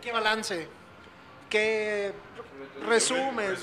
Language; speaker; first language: Spanish; native; Spanish